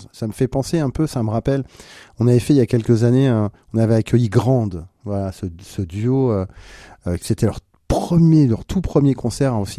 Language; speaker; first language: French; native; French